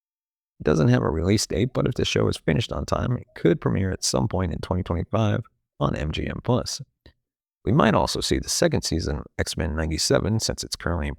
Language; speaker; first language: English; native; English